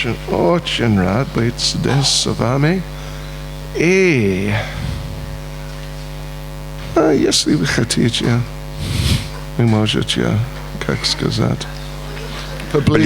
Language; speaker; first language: Russian; non-native, learner; English